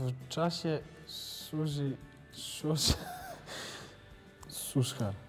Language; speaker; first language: Polish; non-native, learner; Serbian